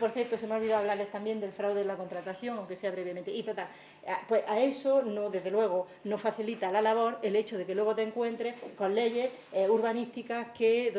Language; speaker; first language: Spanish; native; Spanish